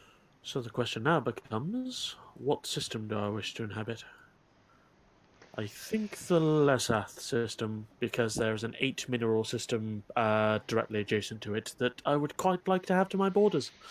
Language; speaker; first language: English; native; English